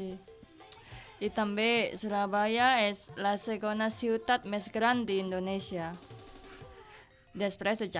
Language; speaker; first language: Catalan; non-native, learner; Indonesian